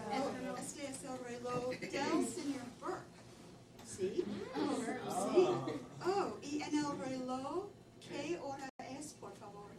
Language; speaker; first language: Spanish; non-native, fluent; English